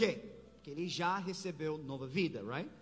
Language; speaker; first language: Portuguese; non-native, fluent; English